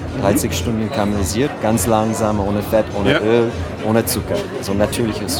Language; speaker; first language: German; non-native, fluent; French